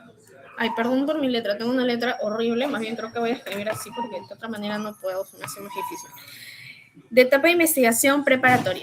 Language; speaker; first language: Spanish; native; Spanish